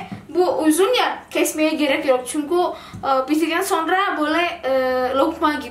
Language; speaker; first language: Turkish; non-native, learner; Indonesian